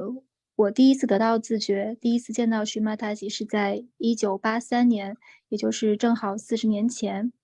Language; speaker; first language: Chinese; native; Chinese